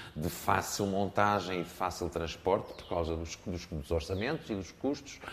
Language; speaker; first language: Portuguese; native; Portuguese